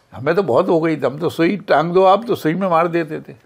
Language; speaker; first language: Hindi; native; Hindi